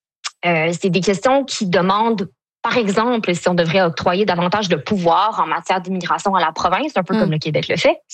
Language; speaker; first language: French; native; French